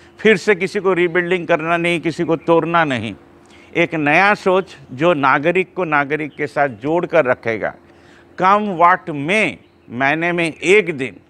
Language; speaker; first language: Hindi; non-native, local second language; Bangla